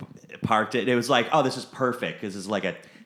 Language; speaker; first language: English; native; English